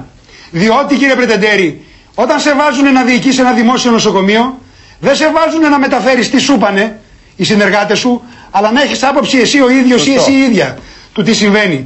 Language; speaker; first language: Greek; native; Greek